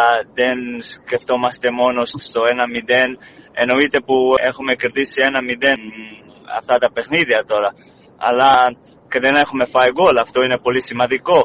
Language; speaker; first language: Greek; non-native, fluent; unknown